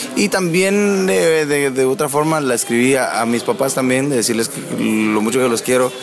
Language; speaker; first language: Spanish; native; Spanish